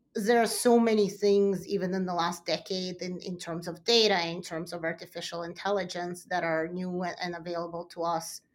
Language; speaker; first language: English; early bilingual, other home language; Russian